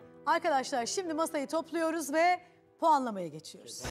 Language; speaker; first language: Turkish; native; Turkish